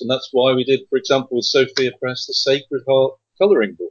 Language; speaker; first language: English; native; English